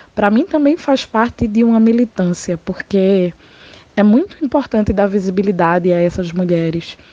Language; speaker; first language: Portuguese; native; Portuguese